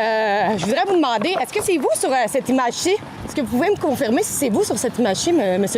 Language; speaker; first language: French; native; French